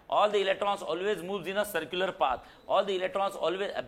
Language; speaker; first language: English; non-native, local second language; Marathi